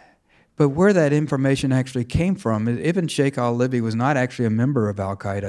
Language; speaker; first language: English; native; English